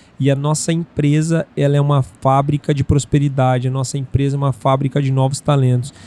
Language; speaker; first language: Portuguese; native; Portuguese